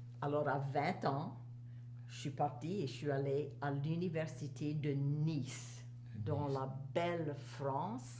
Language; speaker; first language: French; native; French